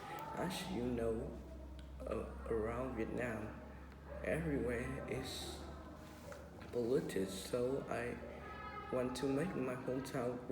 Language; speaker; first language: English; non-native, learner; Vietnamese